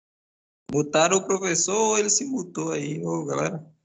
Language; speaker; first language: Portuguese; native; Portuguese